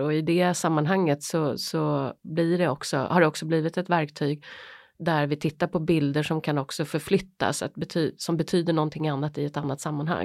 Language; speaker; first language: Swedish; native; Swedish